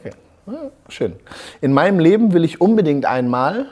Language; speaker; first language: German; native; German